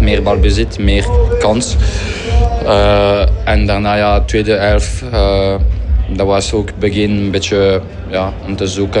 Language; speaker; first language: Dutch; non-native, fluent; French